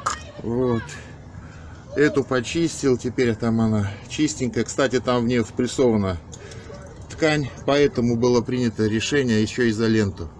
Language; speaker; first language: Russian; native; Russian